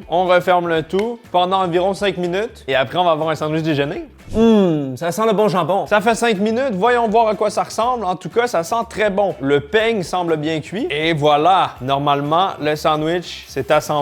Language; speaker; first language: French; native; French